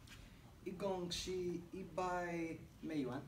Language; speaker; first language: Chinese; non-native, learner; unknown